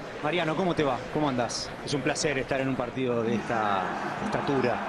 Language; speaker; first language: Spanish; native; Spanish